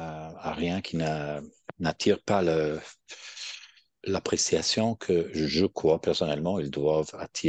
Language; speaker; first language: French; non-native, fluent; English